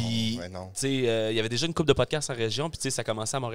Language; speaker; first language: French; native; French